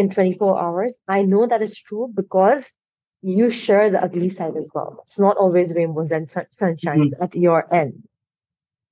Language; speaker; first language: English; non-native, local second language; Hindi